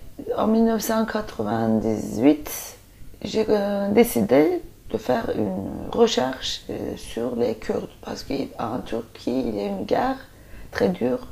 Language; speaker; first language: French; non-native, fluent; Turkish